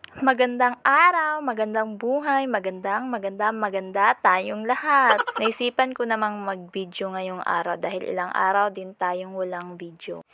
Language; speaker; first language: Filipino; non-native, local second language; Cebuano